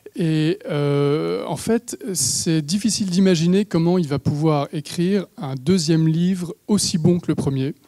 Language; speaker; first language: French; native; French